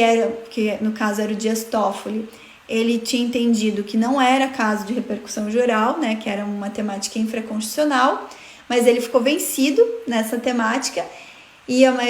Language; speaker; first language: Portuguese; native; Portuguese